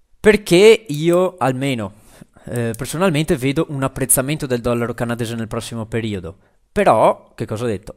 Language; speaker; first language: Italian; native; Italian